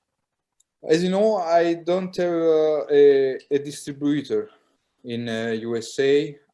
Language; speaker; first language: English; non-native, learner; Italian